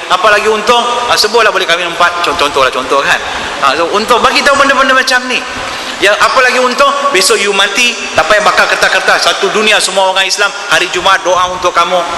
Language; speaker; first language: Malay; non-native, local second language; Tamil